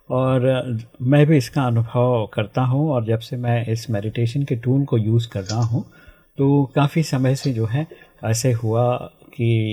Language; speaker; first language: Hindi; native; Hindi